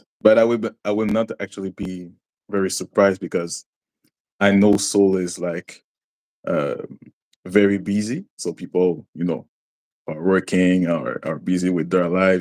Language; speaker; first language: English; non-native, local second language; French